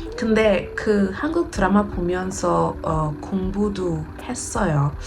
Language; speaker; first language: Korean; non-native, learner; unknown